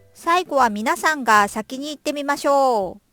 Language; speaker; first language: Japanese; non-native, fluent; Korean